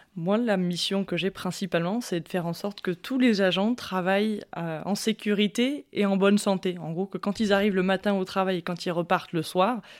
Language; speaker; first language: French; native; French